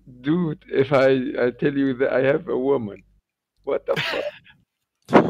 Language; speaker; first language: English; non-native, learner; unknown